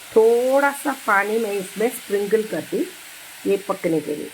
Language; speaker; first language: Hindi; non-native, local second language; Malayalam